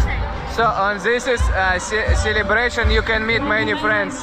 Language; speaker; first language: English; non-native, learner; Russian